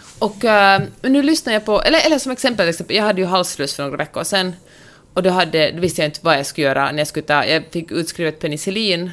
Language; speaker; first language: Swedish; native; Swedish